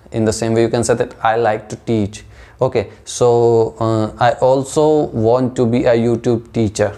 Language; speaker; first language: English; non-native, local second language; Hindi